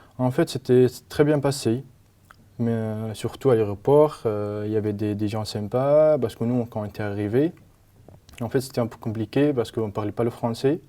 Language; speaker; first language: French; non-native, learner; Arabic